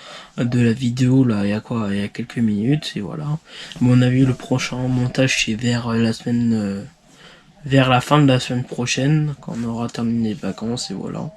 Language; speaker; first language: French; native; French